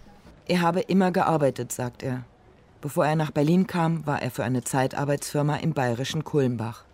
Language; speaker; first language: German; native; German